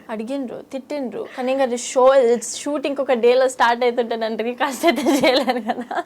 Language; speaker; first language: Telugu; early bilingual, heritage; Telugu